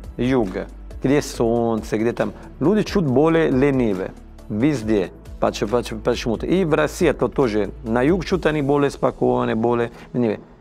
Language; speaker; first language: Russian; non-native, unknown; Italian